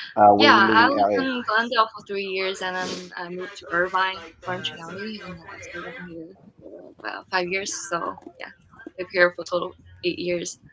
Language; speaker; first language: English; non-native, fluent; Chinese